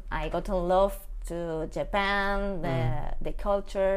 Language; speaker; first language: English; non-native, learner; Spanish